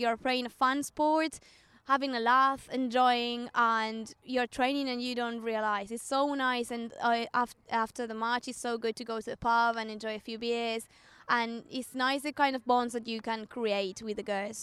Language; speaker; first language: English; non-native, fluent; Spanish